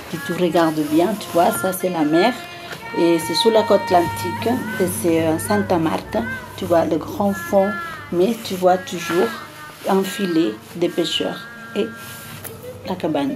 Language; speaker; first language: French; non-native, fluent; Spanish